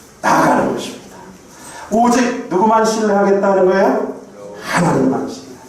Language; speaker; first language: Korean; native; Korean